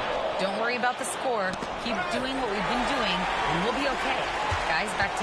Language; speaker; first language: English; native; English